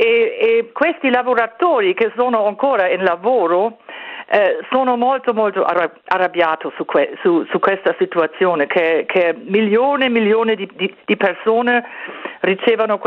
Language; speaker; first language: Italian; non-native, fluent; German